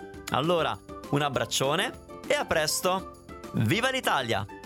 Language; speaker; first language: Italian; native; Italian